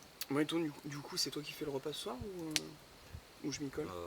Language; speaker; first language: French; native; French